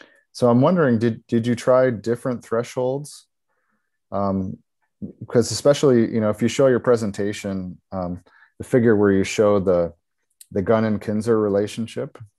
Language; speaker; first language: English; native; English